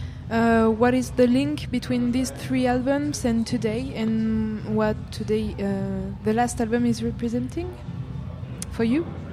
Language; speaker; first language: English; non-native, learner; French